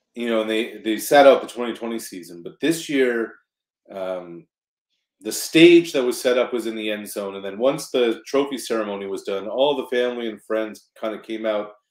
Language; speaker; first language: English; native; English